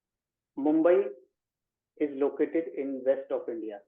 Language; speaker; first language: English; non-native, local second language; Hindi